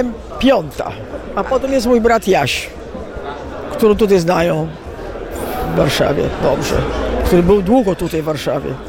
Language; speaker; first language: Polish; early bilingual, heritage; Italian